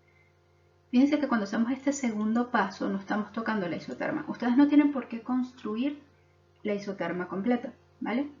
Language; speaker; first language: Spanish; native; Spanish